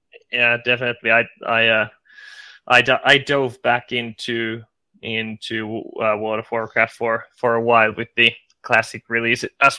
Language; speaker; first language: English; non-native, fluent; Finnish